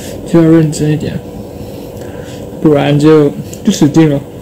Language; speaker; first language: Chinese; non-native, fluent; Thai